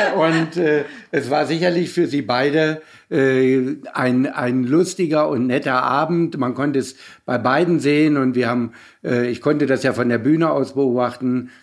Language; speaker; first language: German; native; German